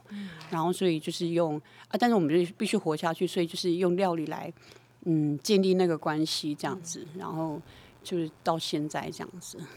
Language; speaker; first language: Chinese; native; Chinese